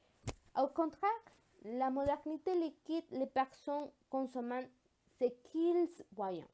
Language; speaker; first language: French; non-native, learner; Spanish